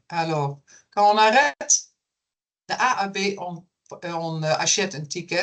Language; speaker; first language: French; non-native, fluent; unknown